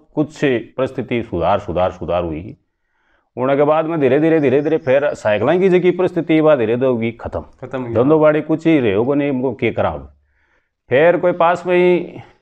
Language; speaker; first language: Hindi; native; Hindi